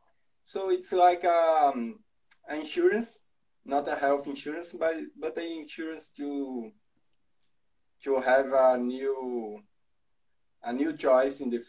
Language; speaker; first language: English; non-native, learner; Portuguese